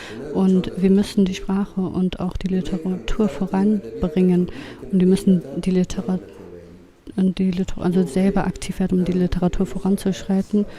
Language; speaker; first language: German; non-native, fluent; Kurdish